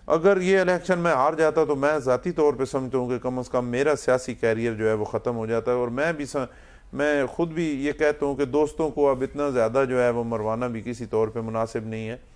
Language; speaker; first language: Urdu; non-native, local second language; Punjabi